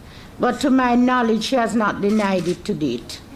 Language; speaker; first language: English; native; English